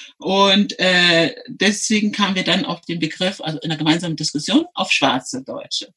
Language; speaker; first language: German; native; German